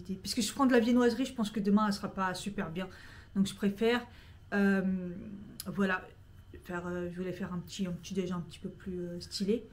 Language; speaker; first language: French; native; French